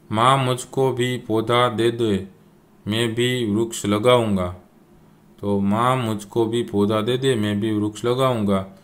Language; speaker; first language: Hindi; non-native, local second language; Gujarati